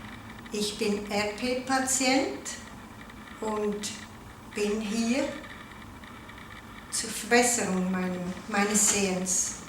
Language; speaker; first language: German; non-native, local second language; Italian